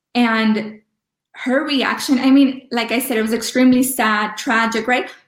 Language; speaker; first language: English; early bilingual, other home language; Spanish